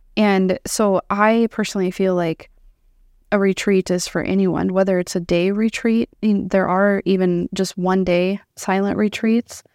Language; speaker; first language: English; native; English